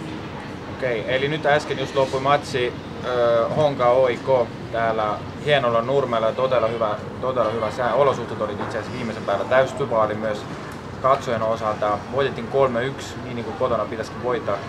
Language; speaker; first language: Finnish; non-native, fluent; Estonian